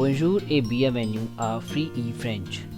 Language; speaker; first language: French; non-native, fluent; Hindi